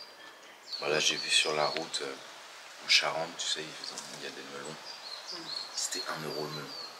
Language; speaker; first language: French; native; French